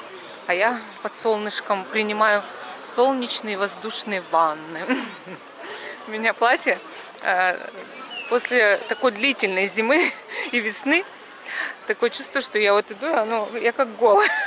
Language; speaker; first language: Russian; native; Russian